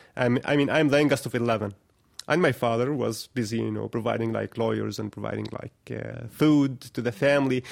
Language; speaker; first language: English; non-native, fluent; Arabic